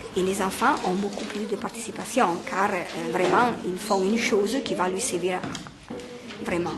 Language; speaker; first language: French; non-native, fluent; Italian